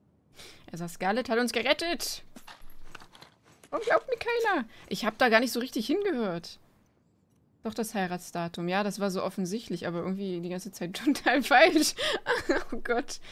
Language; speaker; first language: German; native; German